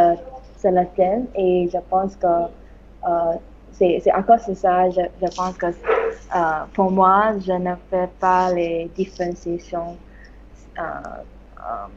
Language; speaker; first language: French; non-native, learner; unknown